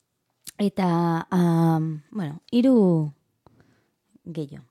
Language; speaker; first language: Basque; non-native, learner; Spanish